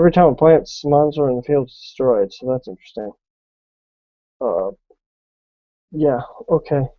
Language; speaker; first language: English; native; English